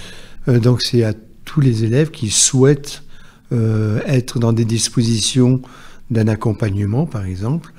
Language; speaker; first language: French; native; French